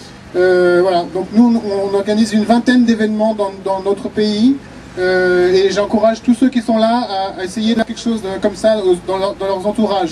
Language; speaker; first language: French; native; French